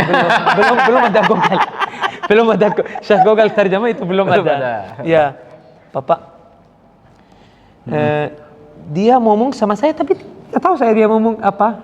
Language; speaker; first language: Indonesian; non-native, learner; Arabic